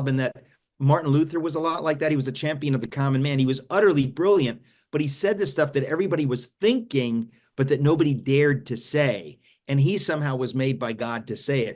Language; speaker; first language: English; native; English